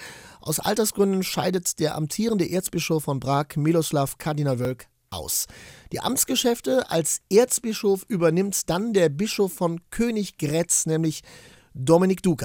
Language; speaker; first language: German; native; German